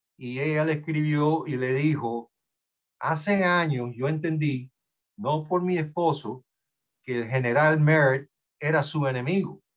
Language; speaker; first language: Spanish; early bilingual, heritage; Spanish